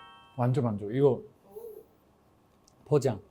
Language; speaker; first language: Korean; non-native, fluent; Chinese